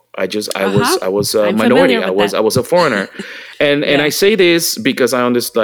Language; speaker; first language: English; non-native, fluent; Spanish